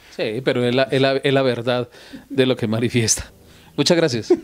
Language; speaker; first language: Spanish; native; Spanish